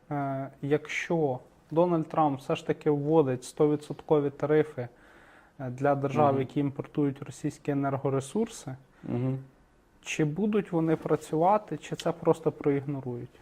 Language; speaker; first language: Ukrainian; native; Ukrainian